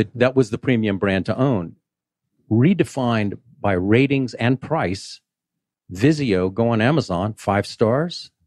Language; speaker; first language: English; native; English